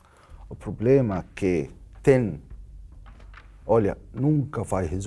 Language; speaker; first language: Portuguese; non-native, learner; Arabic